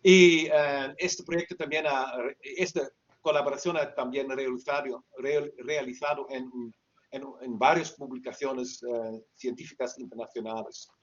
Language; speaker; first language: Spanish; non-native, learner; Dutch